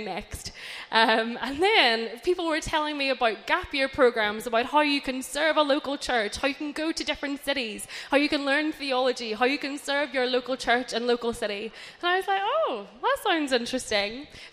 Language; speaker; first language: English; native; English